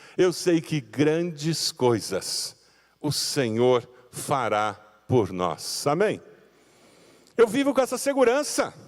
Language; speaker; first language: Portuguese; native; Portuguese